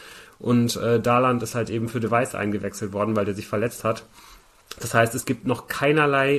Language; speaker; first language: German; native; German